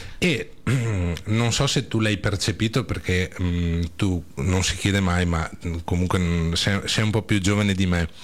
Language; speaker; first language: Italian; native; Italian